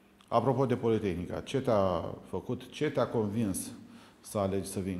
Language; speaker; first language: Romanian; native; Romanian